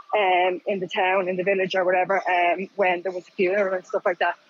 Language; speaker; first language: English; native; English